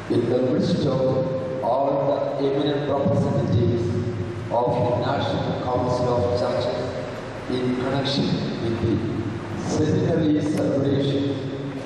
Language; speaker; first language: English; non-native, local second language; Malayalam